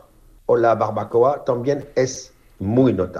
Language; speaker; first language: Spanish; non-native, fluent; French